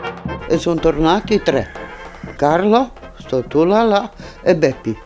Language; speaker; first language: Italian; non-native, local second language; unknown